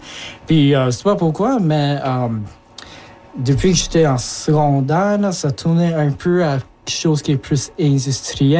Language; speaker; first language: French; early bilingual, other home language; Japanese